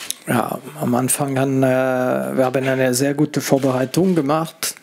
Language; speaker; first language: German; non-native, fluent; French